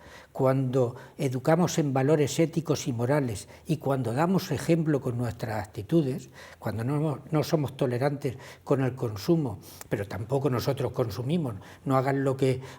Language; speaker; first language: Spanish; native; Spanish